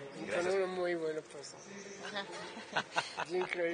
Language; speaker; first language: Spanish; non-native, learner; English